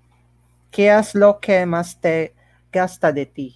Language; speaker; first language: Spanish; non-native, learner; Filipino